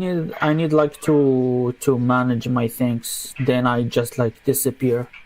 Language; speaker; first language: English; non-native, local second language; Arabic